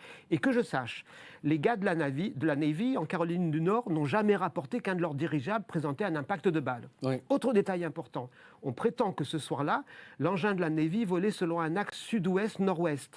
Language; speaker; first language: French; native; French